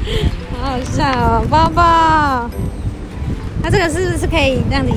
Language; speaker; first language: Chinese; native; Chinese